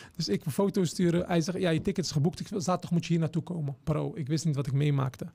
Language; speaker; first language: Dutch; early bilingual, other home language; Turkish